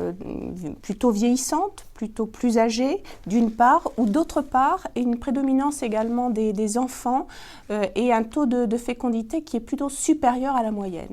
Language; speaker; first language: French; native; French